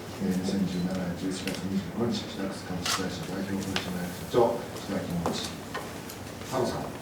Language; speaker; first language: Japanese; native; Japanese